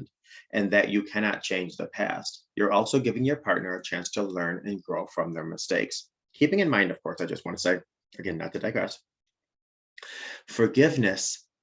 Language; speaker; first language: English; native; English